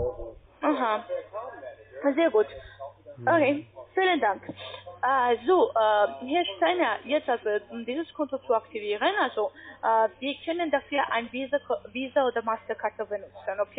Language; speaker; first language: German; non-native, learner; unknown